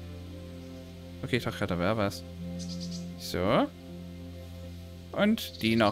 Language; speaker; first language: German; native; German